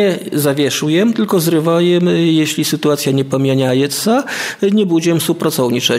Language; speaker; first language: Polish; non-native, local second language; Belarusian